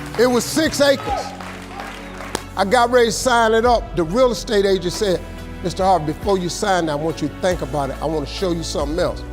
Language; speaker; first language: English; native; English